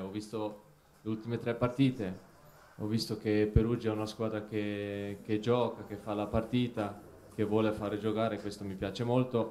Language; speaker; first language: Italian; non-native, fluent; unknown